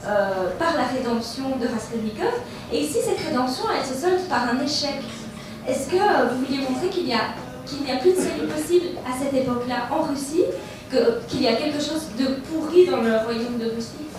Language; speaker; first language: French; native; French